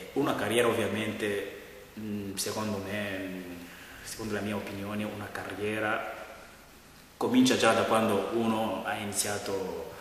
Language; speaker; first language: Italian; non-native, fluent; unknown